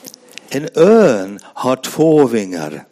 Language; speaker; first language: Swedish; non-native, fluent; English